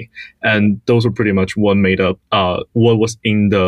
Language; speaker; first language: English; non-native, fluent; Chinese